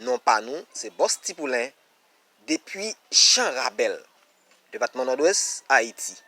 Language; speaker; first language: French; non-native, learner; Haitian Creole